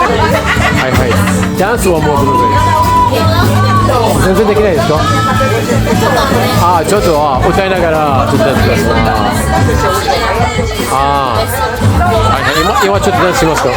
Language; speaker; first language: Japanese; non-native, learner; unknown